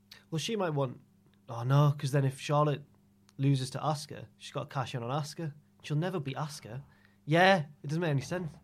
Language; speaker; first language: English; native; English